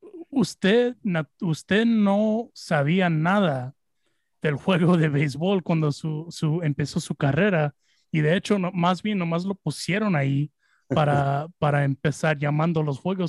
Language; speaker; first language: Spanish; early bilingual, heritage; Spanish